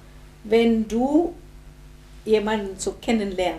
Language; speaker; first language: German; non-native, fluent; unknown